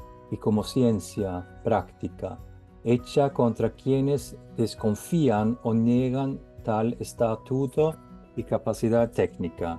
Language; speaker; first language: Spanish; non-native, fluent; Norwegian